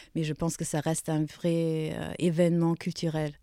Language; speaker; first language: French; non-native, fluent; German